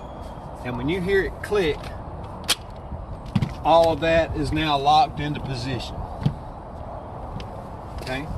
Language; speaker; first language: English; native; English